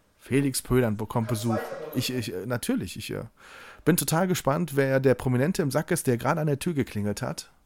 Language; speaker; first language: German; native; German